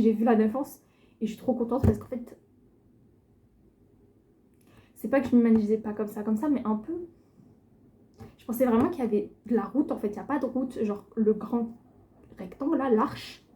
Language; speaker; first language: French; native; French